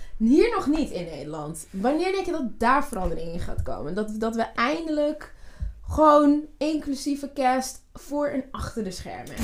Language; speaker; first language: Dutch; early bilingual, other home language; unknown